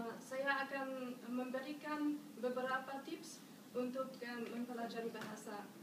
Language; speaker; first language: Indonesian; non-native, learner; German